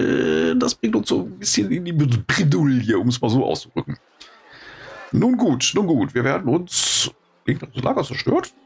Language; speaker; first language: German; native; German